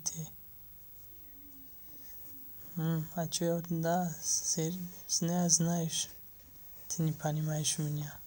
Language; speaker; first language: Russian; non-native, learner; Tajik